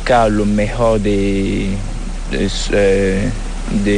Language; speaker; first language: Spanish; non-native, learner; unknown